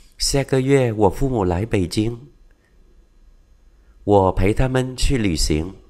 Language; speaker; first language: Chinese; non-native, fluent; Vietnamese